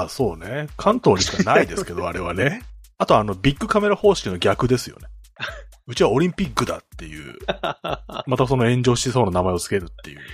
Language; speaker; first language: Japanese; native; Japanese